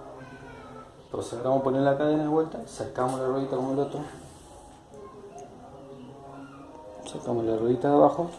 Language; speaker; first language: Spanish; native; Spanish